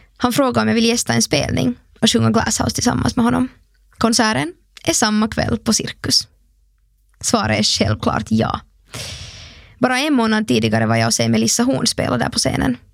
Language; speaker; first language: Swedish; native; Swedish